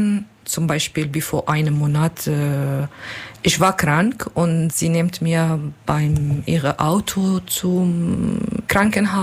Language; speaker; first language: German; non-native, learner; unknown